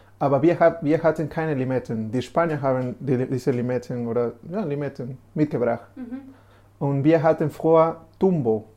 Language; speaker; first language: German; non-native, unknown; Spanish